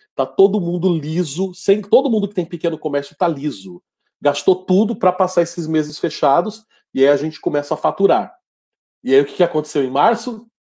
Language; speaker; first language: Portuguese; native; Portuguese